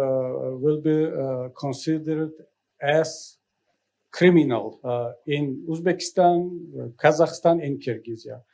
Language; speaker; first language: English; non-native, learner; Tajik